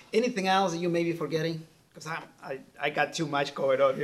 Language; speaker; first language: English; non-native, fluent; Spanish